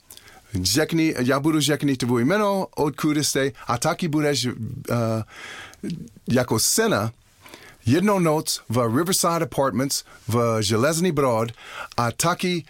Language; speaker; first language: Czech; non-native, learner; English